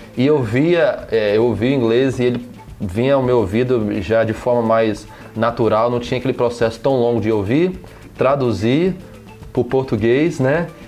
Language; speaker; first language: Portuguese; native; Portuguese